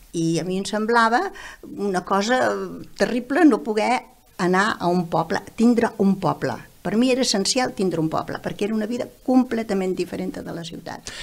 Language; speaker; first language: Catalan; native; Catalan